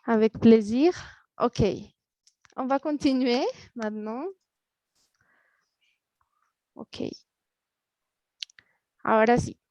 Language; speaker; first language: French; non-native, fluent; Spanish